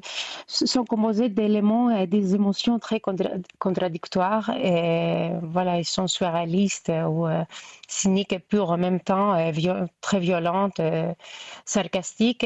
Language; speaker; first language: French; non-native, fluent; Greek